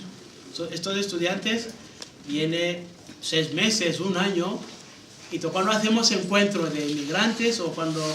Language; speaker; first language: Spanish; non-native, fluent; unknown